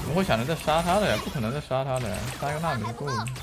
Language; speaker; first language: Chinese; native; Chinese